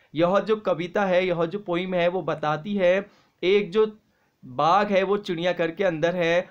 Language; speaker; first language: Hindi; native; Hindi